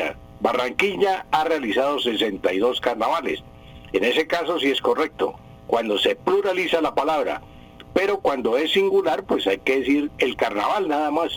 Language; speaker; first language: Spanish; native; Spanish